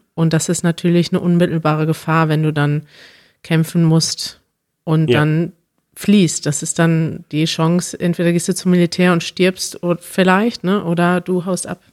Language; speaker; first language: German; native; German